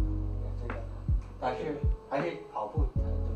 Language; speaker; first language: Chinese; early bilingual, heritage; English